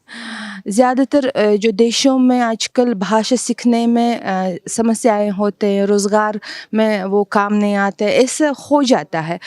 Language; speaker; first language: Hindi; non-native, fluent; Uzbek